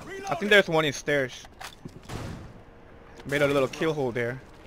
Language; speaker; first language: English; early bilingual, other home language; Korean